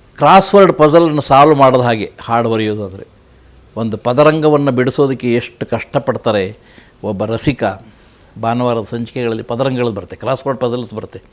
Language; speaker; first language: Kannada; native; Kannada